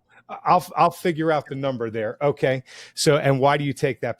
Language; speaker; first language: English; native; English